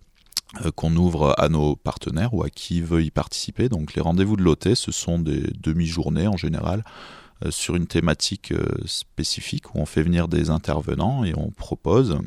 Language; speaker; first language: French; native; French